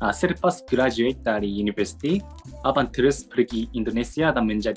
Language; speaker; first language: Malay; non-native, learner; Japanese